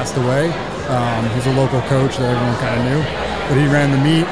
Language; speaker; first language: English; native; English